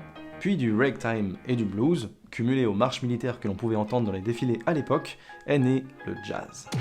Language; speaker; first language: French; native; French